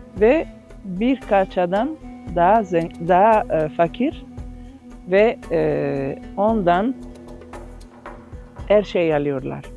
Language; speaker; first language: Turkish; non-native, learner; Italian